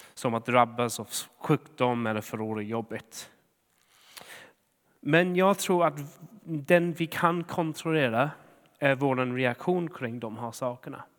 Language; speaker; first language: Swedish; non-native, fluent; English